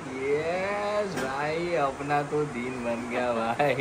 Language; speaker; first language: Hindi; non-native, local second language; Marathi